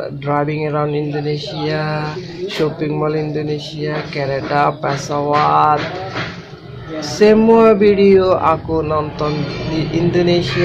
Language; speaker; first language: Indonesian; non-native, learner; Bangla